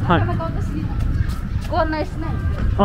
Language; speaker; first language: Japanese; native; Japanese